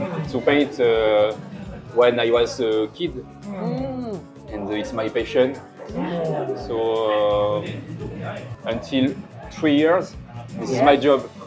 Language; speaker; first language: English; non-native, learner; French